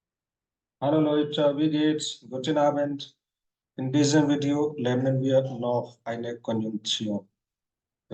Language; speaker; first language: German; non-native, fluent; Hindi